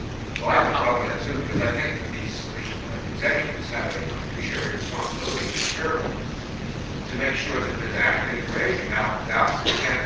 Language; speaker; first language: English; native; English